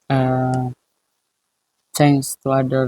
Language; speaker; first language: English; non-native, learner; Indonesian